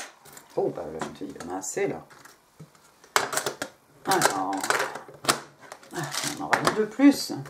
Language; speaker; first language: French; native; French